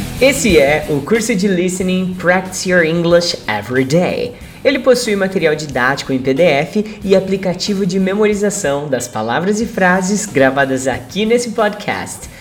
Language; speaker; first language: Portuguese; native; Portuguese